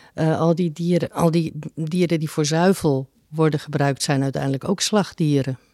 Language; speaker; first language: Dutch; early bilingual, other home language; Spanish